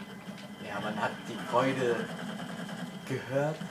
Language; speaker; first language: German; native; German